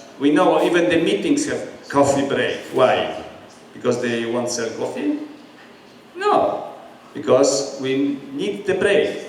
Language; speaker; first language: English; non-native, learner; Polish